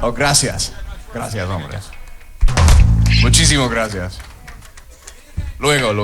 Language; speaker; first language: Spanish; non-native, learner; English